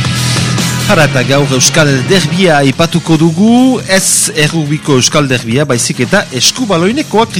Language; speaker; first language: Basque; native; Basque